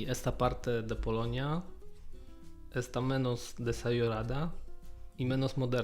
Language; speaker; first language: Spanish; non-native, learner; Polish